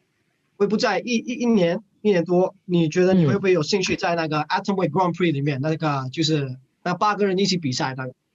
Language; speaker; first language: Chinese; early bilingual, heritage; English